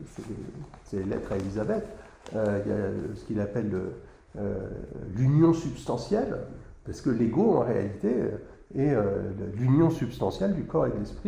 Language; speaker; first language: French; native; French